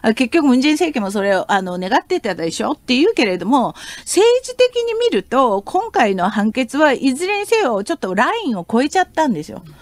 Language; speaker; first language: Japanese; non-native, fluent; Korean